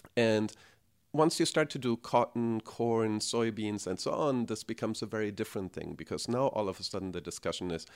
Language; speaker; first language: English; non-native, fluent; German